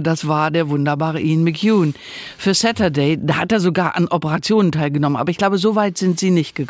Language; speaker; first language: German; native; German